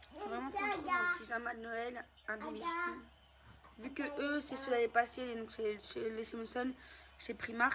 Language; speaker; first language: French; native; French